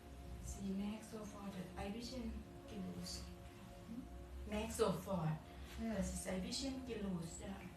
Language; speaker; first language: German; non-native, learner; Thai